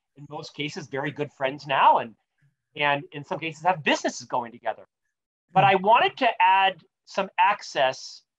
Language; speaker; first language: English; native; English